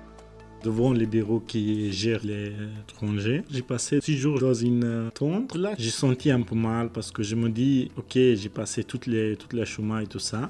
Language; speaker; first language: French; non-native, learner; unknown